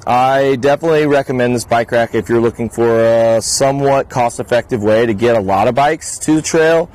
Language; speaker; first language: English; native; English